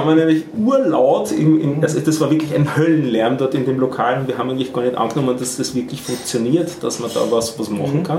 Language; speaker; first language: German; native; German